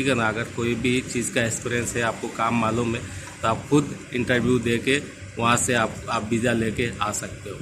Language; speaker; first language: Hindi; non-native, local second language; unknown